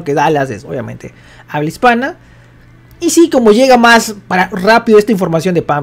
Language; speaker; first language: Spanish; native; Spanish